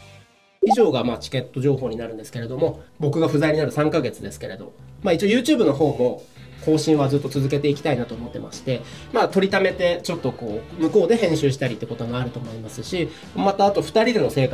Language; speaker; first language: Japanese; native; Japanese